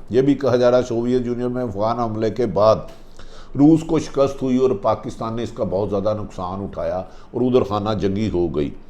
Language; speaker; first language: Urdu; non-native, local second language; Punjabi